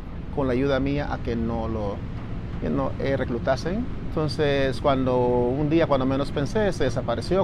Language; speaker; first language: Spanish; native; Spanish